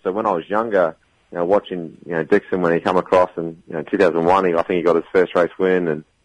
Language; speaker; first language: English; native; English